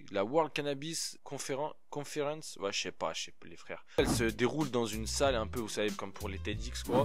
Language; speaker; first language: French; native; French